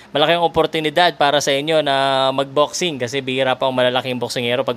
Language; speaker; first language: Filipino; native; Filipino